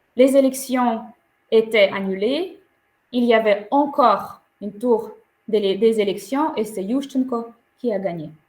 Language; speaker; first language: French; non-native, fluent; Ukrainian